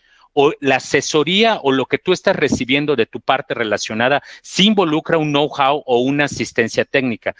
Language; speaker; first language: Spanish; native; Spanish